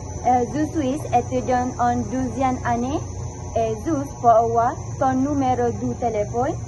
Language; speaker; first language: French; non-native, learner; Malay